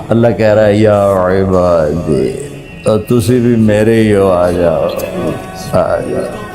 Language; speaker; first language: Urdu; non-native, local second language; Punjabi